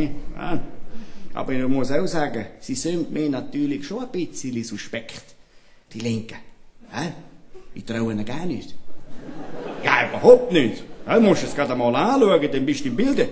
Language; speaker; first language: German; native; German